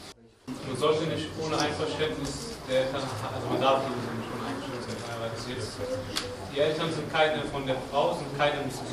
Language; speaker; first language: German; non-native, learner; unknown